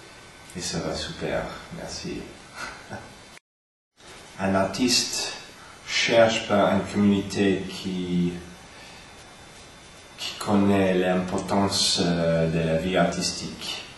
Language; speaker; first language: French; non-native, learner; English